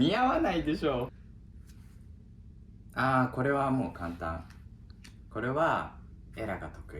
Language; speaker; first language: Japanese; native; Japanese